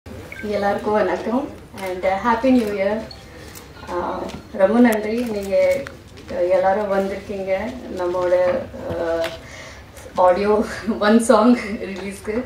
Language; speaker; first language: Tamil; non-native, learner; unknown